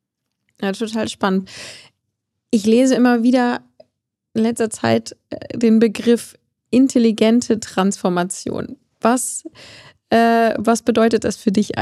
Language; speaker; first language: German; native; German